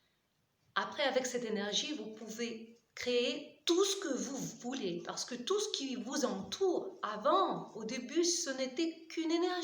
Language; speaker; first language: French; non-native, fluent; Russian